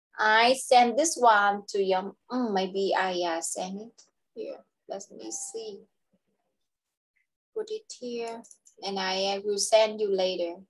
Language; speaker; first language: English; non-native, local second language; Vietnamese